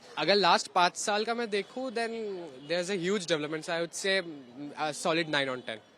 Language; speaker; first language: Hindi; non-native, local second language; Bangla